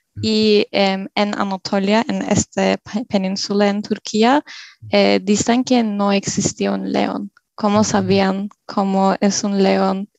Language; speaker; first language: Spanish; non-native, learner; Turkish